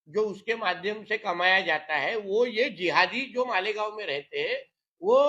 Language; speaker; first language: Hindi; non-native, local second language; Marathi